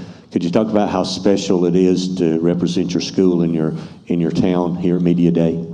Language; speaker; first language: English; native; English